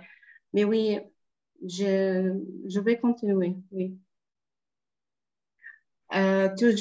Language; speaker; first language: French; non-native, fluent; Arabic